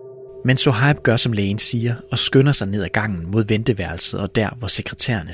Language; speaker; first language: Danish; native; Danish